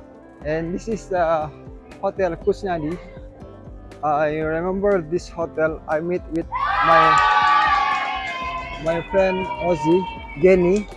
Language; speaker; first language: English; non-native, learner; Indonesian